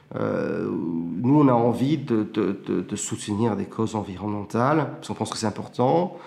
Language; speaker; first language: French; early bilingual, heritage; French